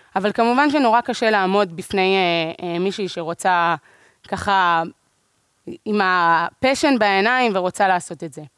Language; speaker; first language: Hebrew; native; Hebrew